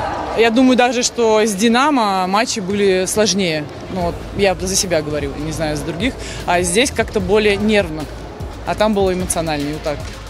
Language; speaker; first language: Russian; native; Russian